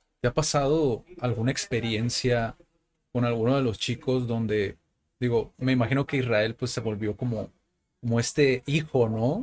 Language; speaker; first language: Spanish; native; Spanish